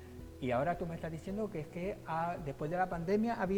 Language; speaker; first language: Spanish; native; Spanish